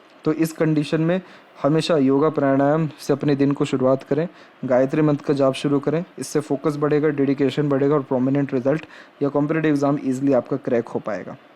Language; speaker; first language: Hindi; native; Hindi